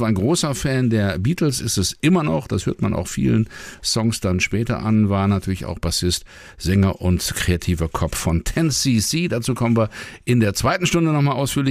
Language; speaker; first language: German; native; German